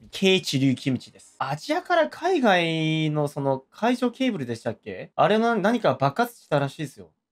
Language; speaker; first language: Japanese; non-native, fluent; Korean